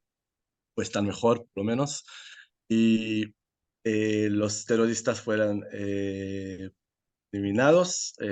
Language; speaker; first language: Spanish; non-native, fluent; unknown